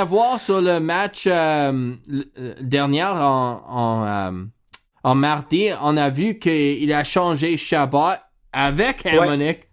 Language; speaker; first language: French; non-native, learner; English